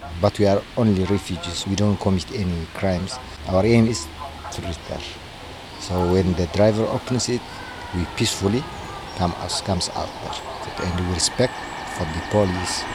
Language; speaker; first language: English; non-native, learner; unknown